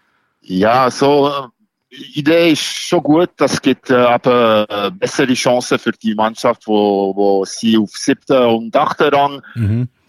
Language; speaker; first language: German; non-native, local second language; French